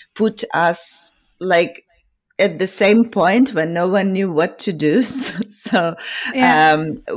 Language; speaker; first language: English; non-native, fluent; Ukrainian